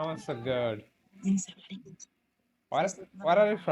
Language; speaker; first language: English; non-native, learner; Bangla